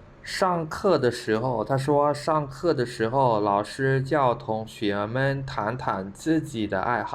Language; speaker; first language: Chinese; non-native, fluent; Khmer